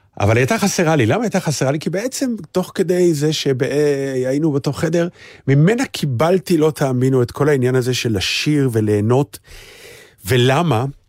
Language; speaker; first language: Hebrew; native; Hebrew